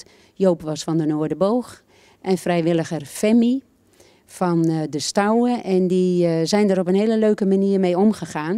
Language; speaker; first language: Dutch; native; Dutch